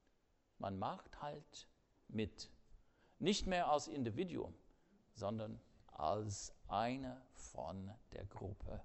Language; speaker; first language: German; non-native, fluent; English